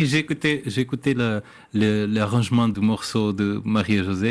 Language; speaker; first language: French; non-native, fluent; Portuguese